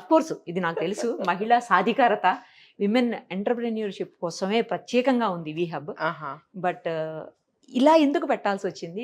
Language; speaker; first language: Telugu; native; Telugu